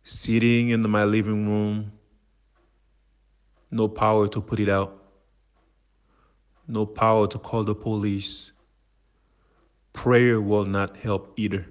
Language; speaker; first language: English; non-native, fluent; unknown